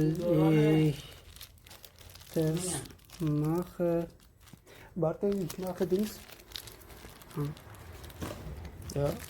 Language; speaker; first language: German; non-native, learner; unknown